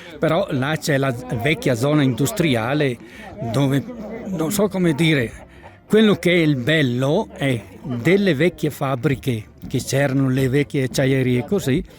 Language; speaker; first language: Italian; native; Italian